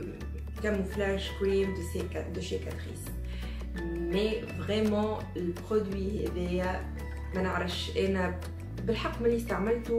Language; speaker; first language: Arabic; native; Arabic